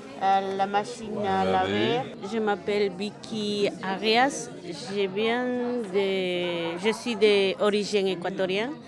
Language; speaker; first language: French; non-native, learner; Spanish